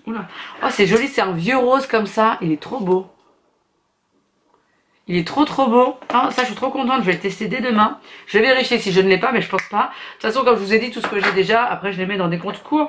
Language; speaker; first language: French; native; French